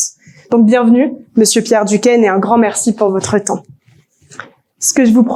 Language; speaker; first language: French; native; French